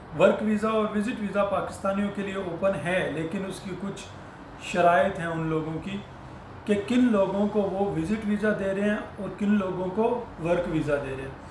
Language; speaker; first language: Urdu; non-native, local second language; Punjabi